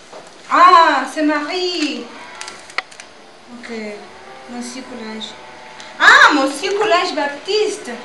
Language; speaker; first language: French; non-native, learner; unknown